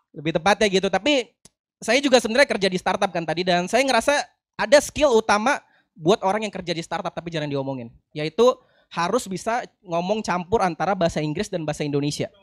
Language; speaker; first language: Indonesian; native; Indonesian